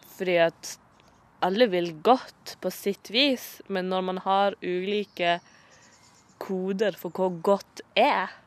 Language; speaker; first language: Norwegian; native; Norwegian